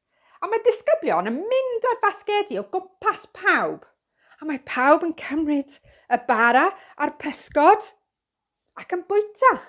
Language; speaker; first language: Welsh; non-native, fluent; English